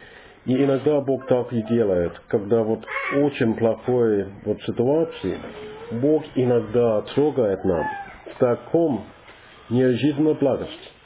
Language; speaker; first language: Russian; non-native, learner; English